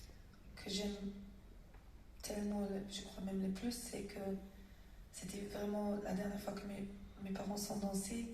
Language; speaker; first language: French; non-native, fluent; German